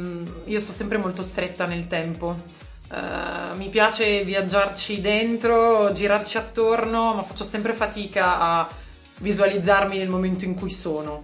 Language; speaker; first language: Italian; native; Italian